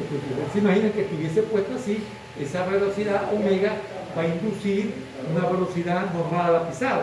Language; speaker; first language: Spanish; native; Spanish